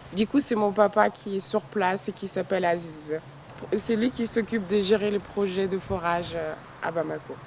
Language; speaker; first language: French; non-native, local second language; Bambara